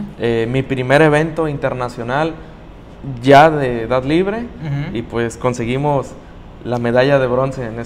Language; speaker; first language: Spanish; native; Spanish